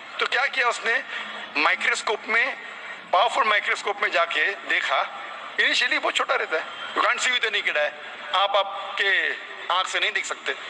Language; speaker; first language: Hindi; non-native, local second language; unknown